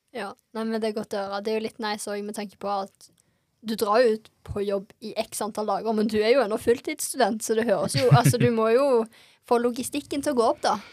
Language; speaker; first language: Norwegian; native; Norwegian